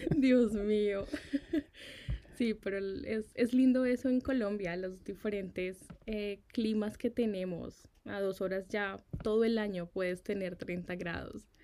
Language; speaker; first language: Spanish; native; Spanish